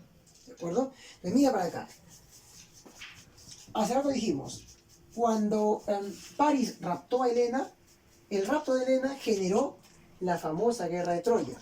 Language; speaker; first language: Spanish; native; Spanish